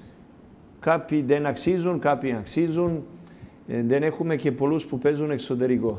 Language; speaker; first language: Greek; non-native, learner; Serbian